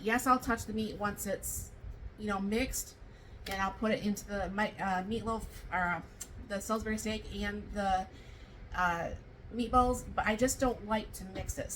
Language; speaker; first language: English; native; English